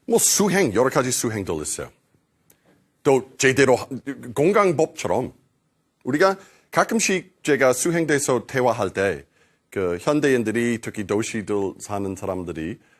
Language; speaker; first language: Korean; non-native, fluent; English